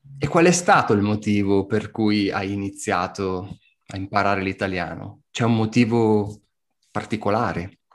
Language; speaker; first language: Italian; native; Italian